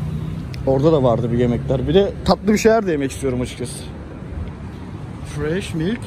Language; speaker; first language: Turkish; native; Turkish